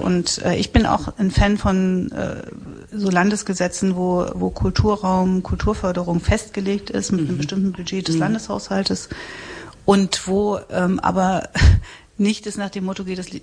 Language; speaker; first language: German; native; German